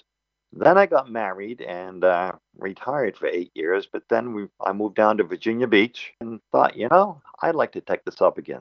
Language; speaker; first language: English; native; English